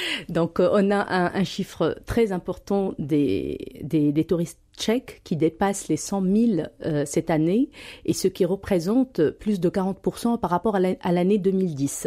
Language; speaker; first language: French; non-native, local second language; Arabic